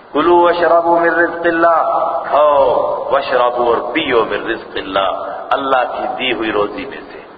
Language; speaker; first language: Urdu; non-native, local second language; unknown